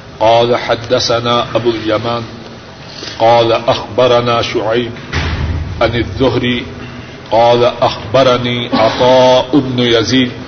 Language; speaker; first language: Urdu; non-native, local second language; Punjabi